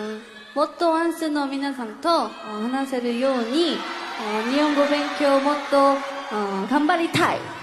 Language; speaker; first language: Japanese; non-native, learner; Korean